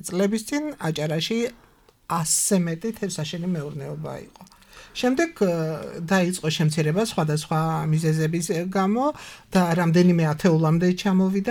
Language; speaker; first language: Georgian; native; Georgian